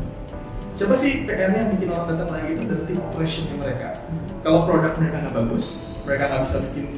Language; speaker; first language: Indonesian; native; Indonesian